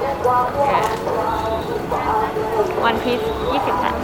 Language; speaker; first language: English; non-native, learner; Thai